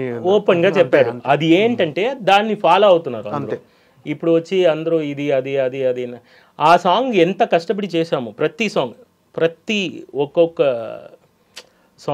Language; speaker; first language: Telugu; non-native, local second language; Tamil